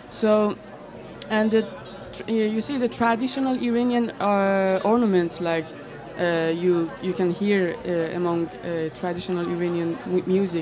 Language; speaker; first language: English; non-native, fluent; Persian